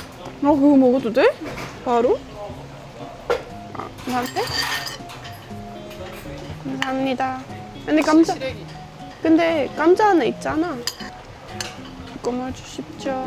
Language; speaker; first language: Korean; non-native, fluent; Estonian